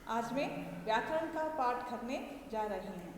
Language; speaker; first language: Hindi; non-native, local second language; Kannada